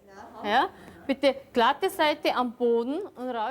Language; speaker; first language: German; non-native, fluent; Korean